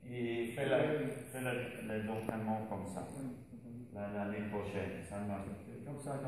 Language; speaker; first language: French; non-native, learner; Dutch